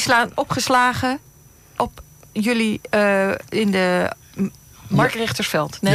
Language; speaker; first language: Dutch; native; Dutch